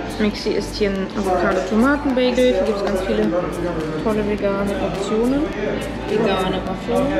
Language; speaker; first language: German; native; German